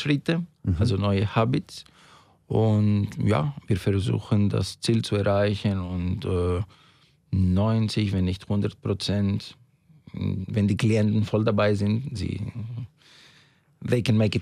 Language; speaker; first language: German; non-native, fluent; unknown